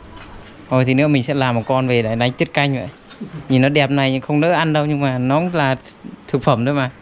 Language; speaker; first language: Vietnamese; native; Vietnamese